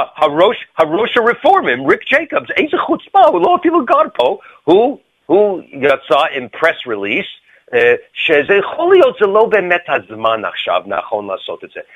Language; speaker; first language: Hebrew; non-native, fluent; English